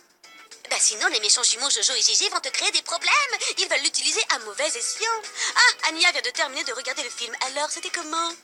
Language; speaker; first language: French; native; French